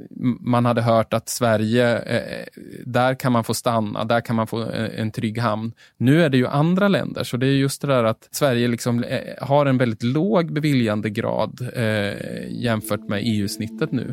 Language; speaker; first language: Swedish; native; Swedish